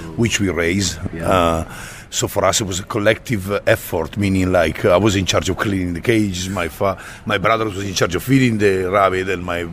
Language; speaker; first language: English; non-native, fluent; Italian